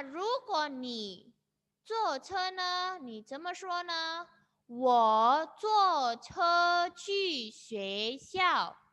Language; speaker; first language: Chinese; non-native, fluent; Indonesian